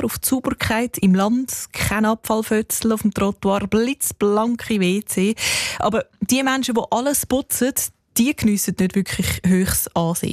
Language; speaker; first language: German; native; German